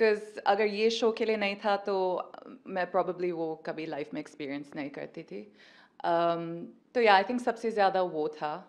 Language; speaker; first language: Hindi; early bilingual, heritage; Hindi